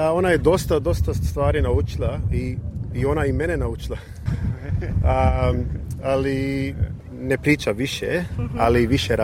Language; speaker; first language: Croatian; early bilingual, heritage; English